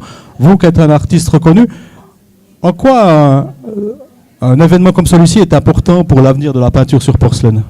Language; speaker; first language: French; native; French